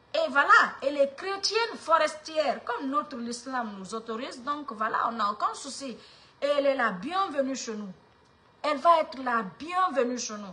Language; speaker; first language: French; non-native, local second language; Fula